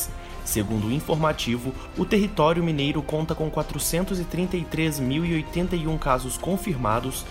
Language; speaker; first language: Portuguese; native; Portuguese